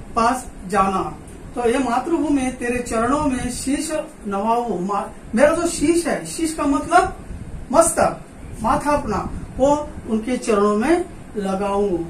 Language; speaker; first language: Hindi; non-native, local second language; Marathi